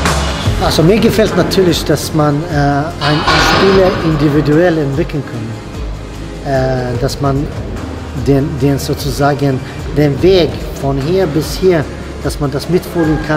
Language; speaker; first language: German; non-native, fluent; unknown